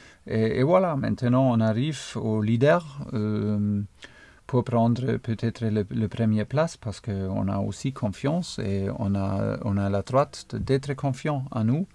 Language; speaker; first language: French; non-native, fluent; German